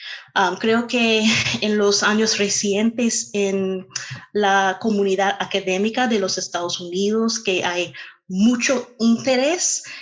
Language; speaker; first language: Spanish; non-native, fluent; English